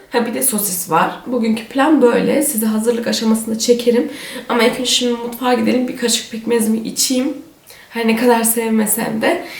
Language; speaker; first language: Turkish; early bilingual, heritage; Turkish